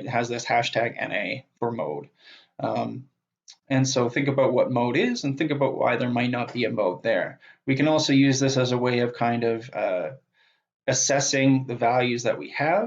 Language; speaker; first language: English; native; English